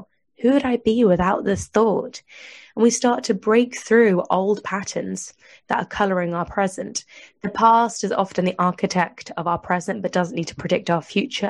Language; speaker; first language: English; native; English